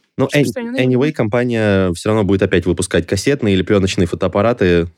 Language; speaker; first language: Russian; native; Russian